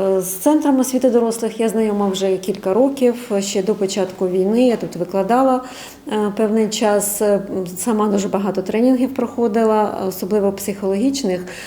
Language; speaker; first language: Ukrainian; non-native, local second language; Russian